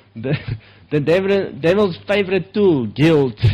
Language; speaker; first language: English; non-native, local second language; Afrikaans